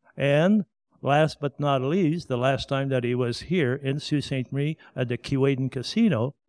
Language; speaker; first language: English; non-native, fluent; French